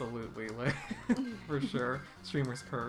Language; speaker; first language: English; native; English